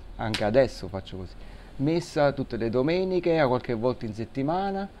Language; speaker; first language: Italian; native; Italian